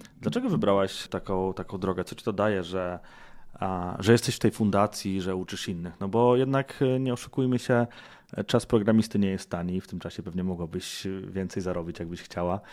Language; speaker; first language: Polish; native; Polish